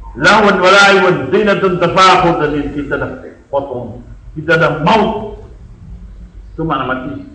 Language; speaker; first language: Malay; native; Malay